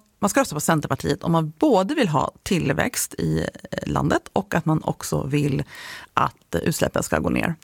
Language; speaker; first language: Swedish; native; Swedish